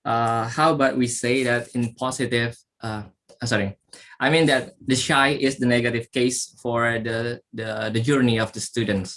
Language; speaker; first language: English; non-native, learner; Indonesian